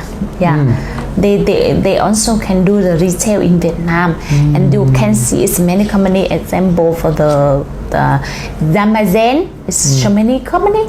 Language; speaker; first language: English; non-native, learner; Vietnamese